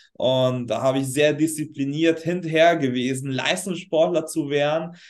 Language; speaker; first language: German; non-native, fluent; Hungarian